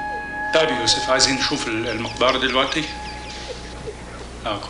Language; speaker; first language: Arabic; non-native, learner; English